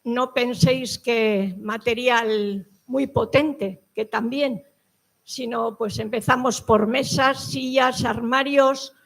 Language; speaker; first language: Spanish; native; Spanish